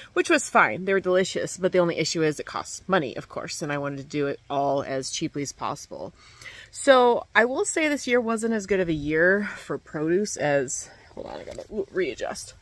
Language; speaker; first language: English; native; English